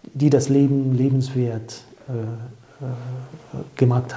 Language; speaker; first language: German; non-native, fluent; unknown